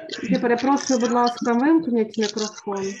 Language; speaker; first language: Polish; non-native, learner; Ukrainian